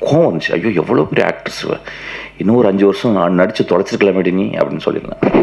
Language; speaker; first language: Tamil; non-native, local second language; Malayalam